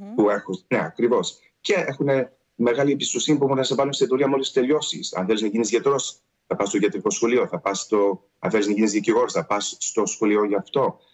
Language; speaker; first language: Greek; early bilingual, heritage; Greek